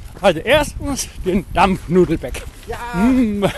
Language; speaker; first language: German; native; German